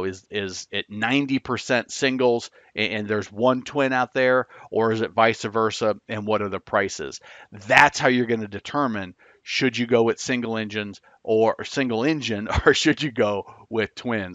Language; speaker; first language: English; native; English